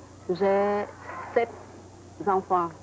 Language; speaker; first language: French; non-native, learner; Khmer